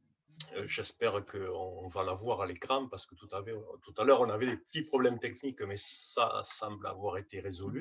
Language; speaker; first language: French; native; French